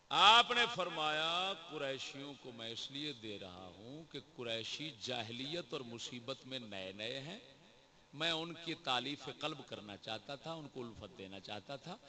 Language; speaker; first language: Urdu; non-native, local second language; Punjabi